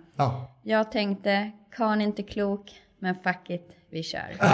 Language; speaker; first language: Swedish; native; Swedish